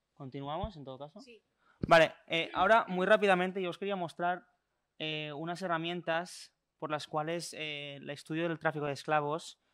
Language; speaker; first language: Spanish; native; Spanish